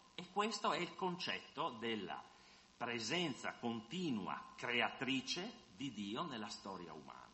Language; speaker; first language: Italian; non-native, fluent; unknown